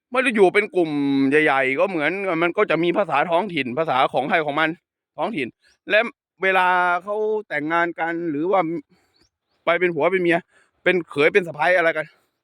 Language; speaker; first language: Thai; native; Thai